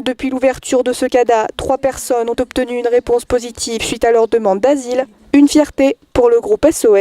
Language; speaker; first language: French; native; French